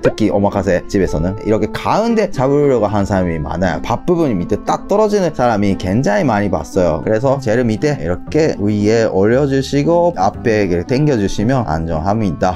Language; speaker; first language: Korean; non-native, fluent; Japanese